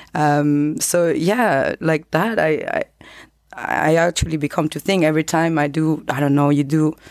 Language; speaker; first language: English; non-native, fluent; Spanish